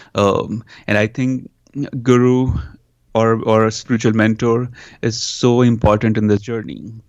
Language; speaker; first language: English; non-native, local second language; Hindi